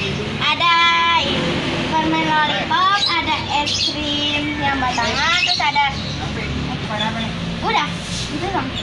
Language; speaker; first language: Indonesian; native; Indonesian